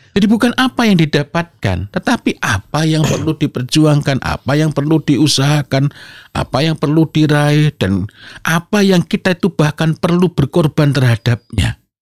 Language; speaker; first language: Indonesian; native; Indonesian